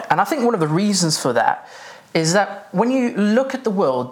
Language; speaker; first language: English; native; English